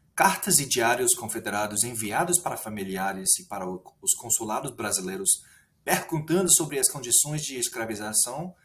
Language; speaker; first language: Portuguese; non-native, fluent; English